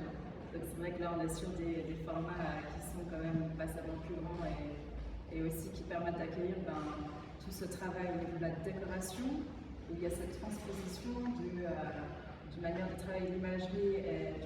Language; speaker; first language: French; native; French